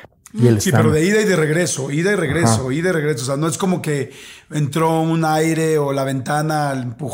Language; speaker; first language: Spanish; native; Spanish